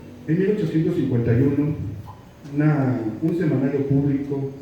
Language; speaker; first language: Spanish; native; Spanish